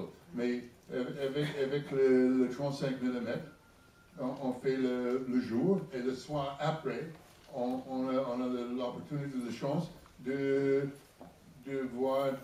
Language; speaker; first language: French; non-native, learner; English